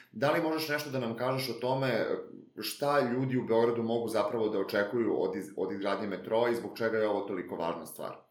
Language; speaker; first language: Serbian; native; Serbian